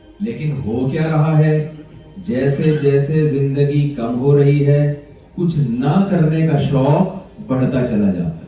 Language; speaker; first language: Urdu; native; Urdu